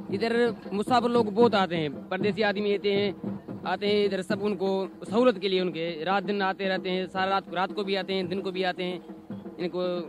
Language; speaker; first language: Urdu; non-native, local second language; Sindhi